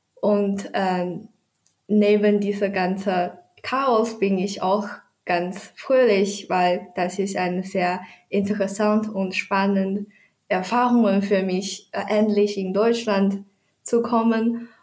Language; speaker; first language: German; non-native, learner; Chinese